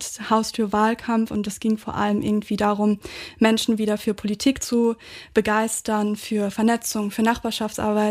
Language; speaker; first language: German; native; German